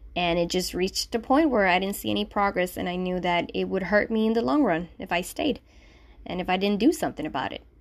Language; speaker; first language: English; non-native, fluent; Spanish